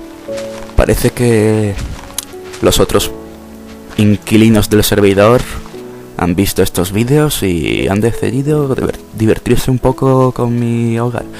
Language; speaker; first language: Spanish; native; Spanish